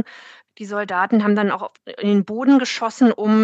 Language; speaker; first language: German; native; German